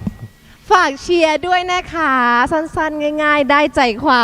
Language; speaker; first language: Thai; native; Thai